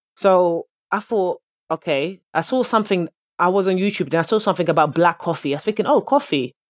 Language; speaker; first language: English; early bilingual, other home language; Dutch